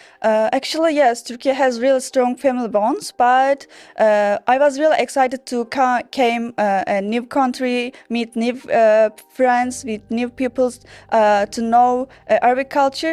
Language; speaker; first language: English; non-native, learner; Turkish